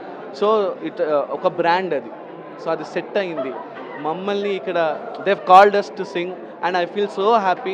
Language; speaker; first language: Telugu; non-native, learner; Kannada